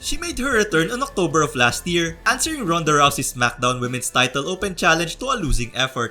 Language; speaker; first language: English; native; English